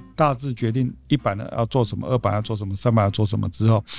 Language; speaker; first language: Chinese; native; Chinese